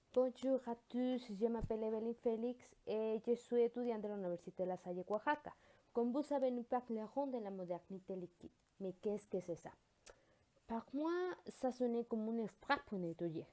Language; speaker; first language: French; non-native, learner; Spanish